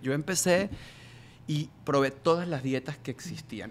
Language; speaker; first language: Spanish; native; Spanish